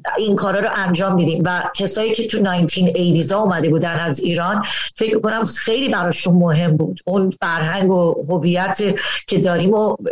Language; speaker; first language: Persian; early bilingual, heritage; Persian